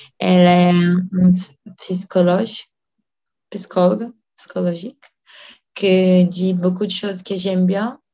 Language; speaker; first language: French; non-native, learner; Portuguese